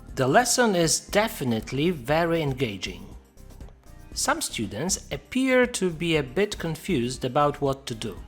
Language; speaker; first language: English; non-native, fluent; Polish